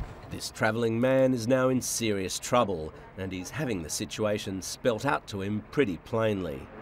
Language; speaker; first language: English; native; English